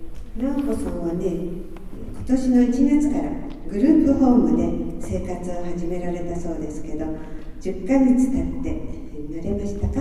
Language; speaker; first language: Japanese; native; Japanese